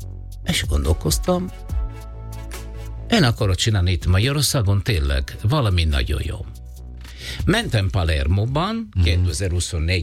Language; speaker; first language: Hungarian; non-native, learner; Italian